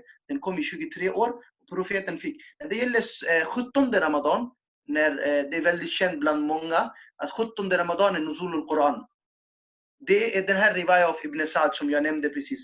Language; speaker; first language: Swedish; non-native, fluent; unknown